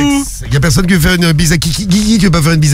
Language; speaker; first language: French; native; French